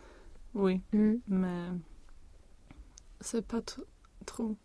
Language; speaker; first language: French; non-native, learner; Swedish